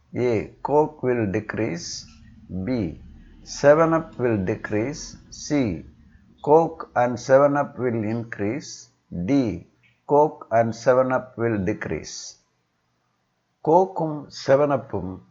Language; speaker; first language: English; non-native, local second language; Tamil